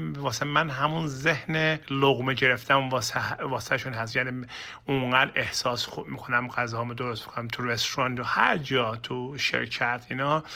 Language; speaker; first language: Persian; non-native, learner; Turkish